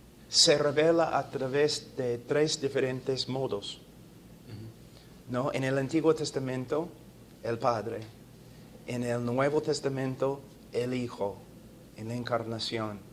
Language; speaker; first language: Spanish; non-native, fluent; English